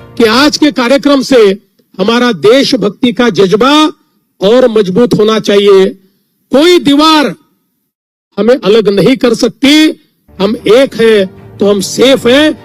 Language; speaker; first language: Hindi; non-native, local second language; Marathi